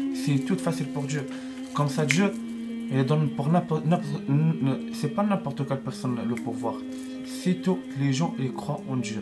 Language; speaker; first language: French; non-native, learner; Arabic